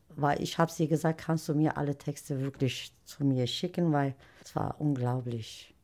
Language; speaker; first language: German; non-native, learner; Turkish